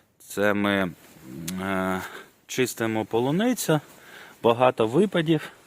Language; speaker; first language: Ukrainian; non-native, local second language; Russian